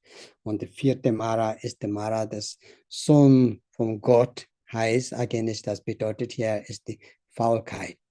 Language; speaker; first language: German; non-native, learner; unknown